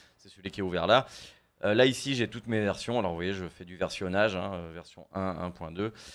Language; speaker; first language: French; native; French